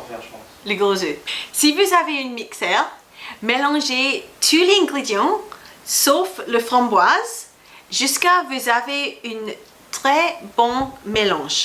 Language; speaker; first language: French; non-native, learner; English